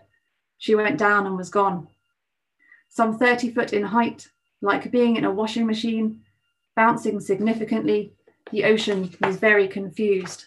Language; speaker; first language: English; native; English